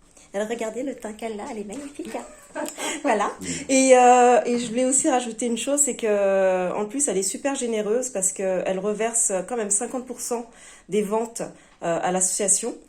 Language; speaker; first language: French; native; French